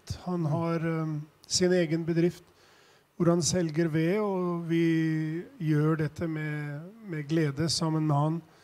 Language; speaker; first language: Norwegian; non-native, fluent; Albanian